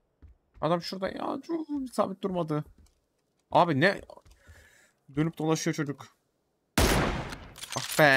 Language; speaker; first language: Turkish; native; Turkish